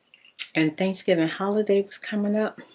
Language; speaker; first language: English; native; English